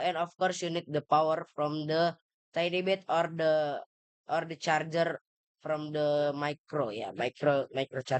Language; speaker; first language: English; non-native, learner; Indonesian